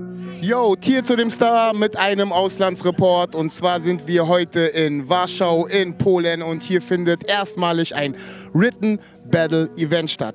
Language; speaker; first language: German; native; German